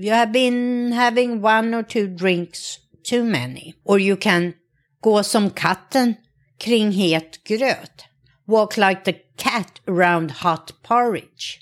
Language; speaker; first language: English; non-native, fluent; Swedish